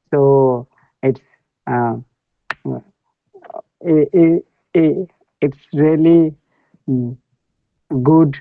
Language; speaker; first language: English; non-native, learner; Bangla